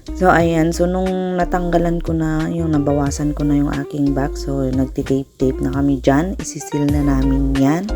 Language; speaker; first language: Filipino; non-native, local second language; Iloko